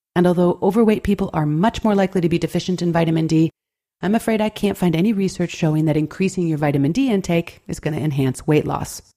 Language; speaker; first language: English; native; English